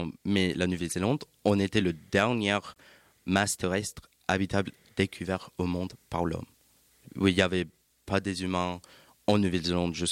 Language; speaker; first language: French; non-native, learner; English